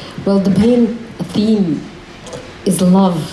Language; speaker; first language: English; non-native, learner; Macedonian